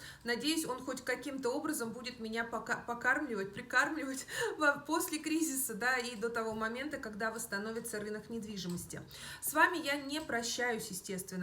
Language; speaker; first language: Russian; native; Russian